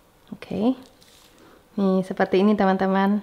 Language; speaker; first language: Indonesian; native; Indonesian